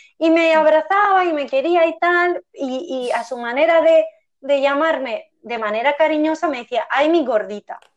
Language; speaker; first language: Spanish; early bilingual, other home language; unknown